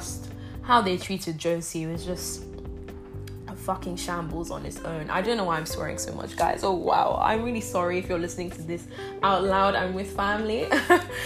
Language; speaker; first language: English; non-native, local second language; Yoruba